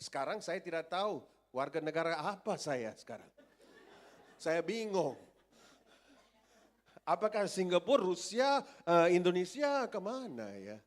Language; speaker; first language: Indonesian; non-native, fluent; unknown